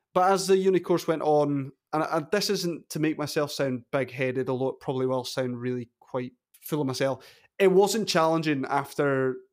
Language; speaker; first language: English; native; English